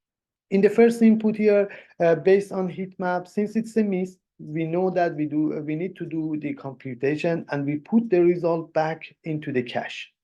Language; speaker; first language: English; non-native, fluent; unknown